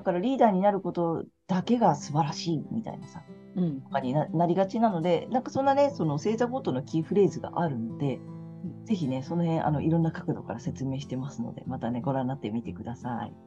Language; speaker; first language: Japanese; native; Japanese